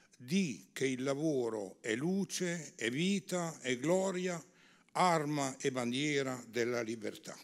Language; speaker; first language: Italian; native; Italian